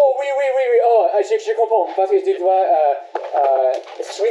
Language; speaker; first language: French; non-native, learner; English